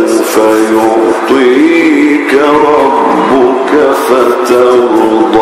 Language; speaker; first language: Arabic; native; Arabic